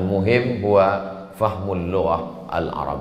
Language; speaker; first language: Arabic; non-native, fluent; Indonesian